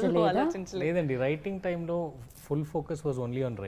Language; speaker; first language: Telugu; non-native, learner; Tamil